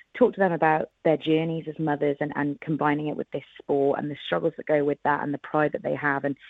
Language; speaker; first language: English; native; English